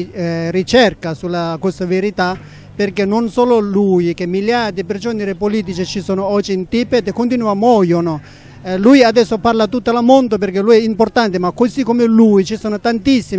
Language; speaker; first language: Italian; non-native, learner; Tibetan